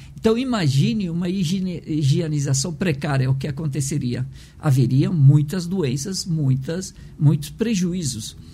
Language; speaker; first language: Portuguese; early bilingual, other home language; Arabic